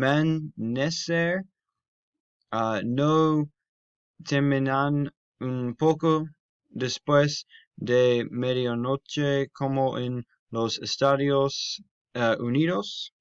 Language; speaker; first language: Spanish; non-native, learner; English